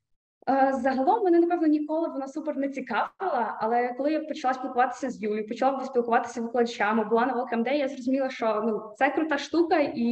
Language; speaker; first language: Ukrainian; native; Ukrainian